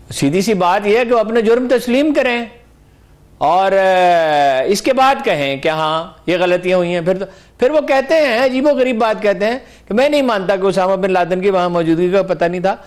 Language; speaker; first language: Urdu; native; Urdu